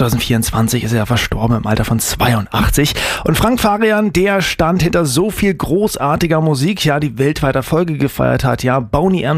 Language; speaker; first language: German; native; German